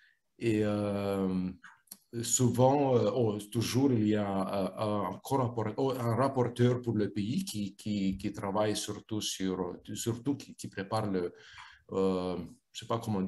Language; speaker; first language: French; non-native, fluent; Lithuanian